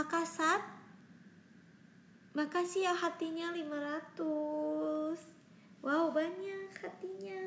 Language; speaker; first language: Indonesian; non-native, fluent; Japanese